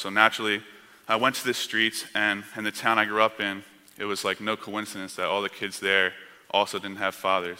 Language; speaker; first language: English; native; English